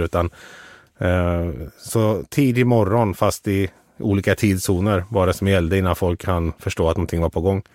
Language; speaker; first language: Swedish; native; Swedish